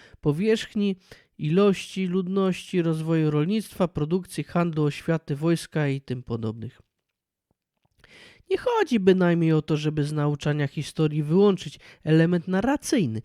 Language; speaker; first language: Polish; native; Polish